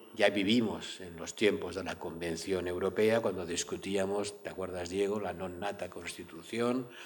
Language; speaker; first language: Spanish; native; Spanish